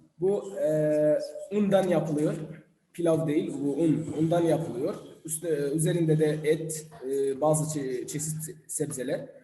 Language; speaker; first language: Turkish; non-native, learner; Arabic